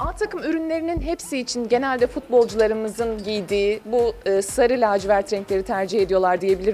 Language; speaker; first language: Turkish; native; Turkish